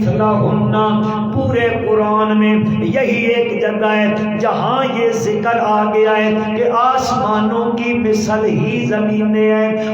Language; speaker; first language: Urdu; non-native, local second language; Punjabi